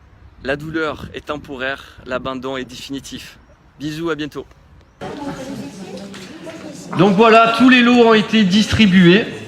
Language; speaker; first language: French; native; French